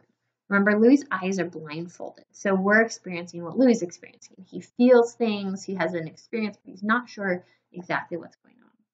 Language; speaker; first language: English; native; English